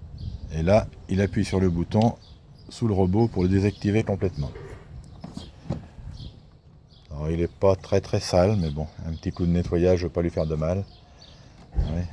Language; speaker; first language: French; native; French